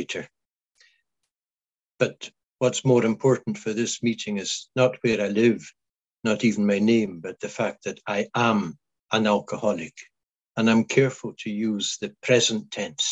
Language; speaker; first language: English; non-native, local second language; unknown